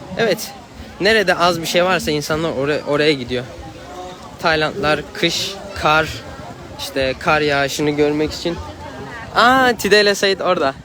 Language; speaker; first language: Turkish; native; Turkish